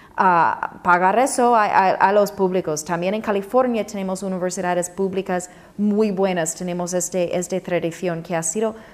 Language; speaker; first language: Spanish; non-native, fluent; English